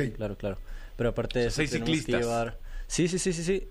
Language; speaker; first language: Spanish; native; Spanish